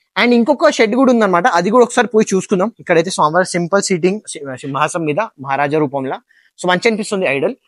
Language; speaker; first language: Telugu; non-native, local second language; Hindi